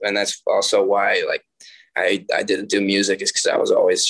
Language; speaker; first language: English; native; English